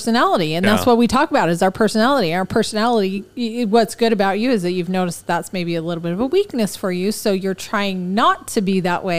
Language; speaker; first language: English; native; English